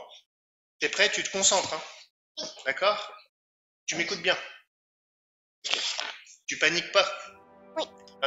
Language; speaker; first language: French; native; French